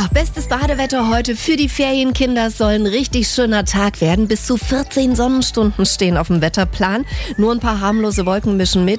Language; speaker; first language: German; native; German